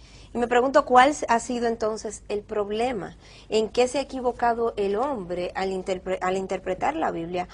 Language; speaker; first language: Spanish; native; Spanish